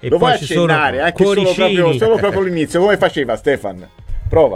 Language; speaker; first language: Italian; native; Italian